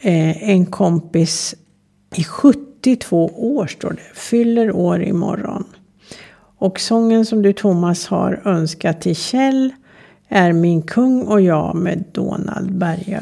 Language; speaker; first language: Swedish; native; Swedish